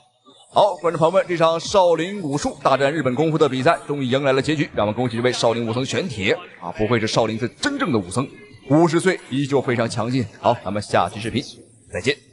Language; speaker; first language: Chinese; native; Chinese